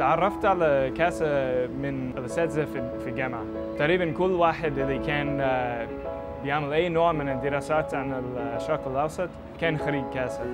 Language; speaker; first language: Arabic; non-native, fluent; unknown